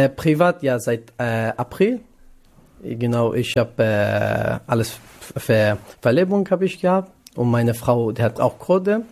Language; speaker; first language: German; non-native, learner; Kurdish